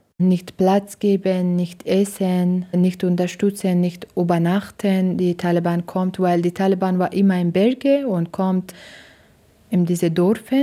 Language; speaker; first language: German; non-native, learner; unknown